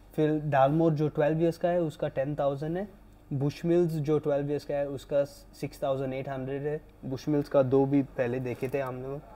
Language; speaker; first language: Hindi; non-native, local second language; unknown